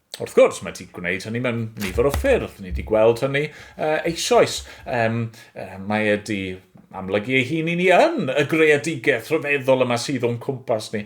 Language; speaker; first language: Welsh; native; Welsh